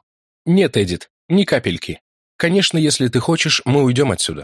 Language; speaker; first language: Russian; native; Russian